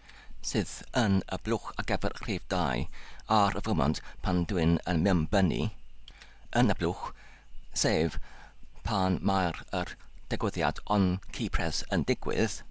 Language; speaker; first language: Welsh; non-native, local second language; English